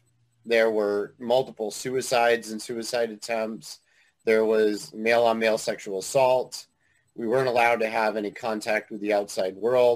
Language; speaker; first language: English; native; English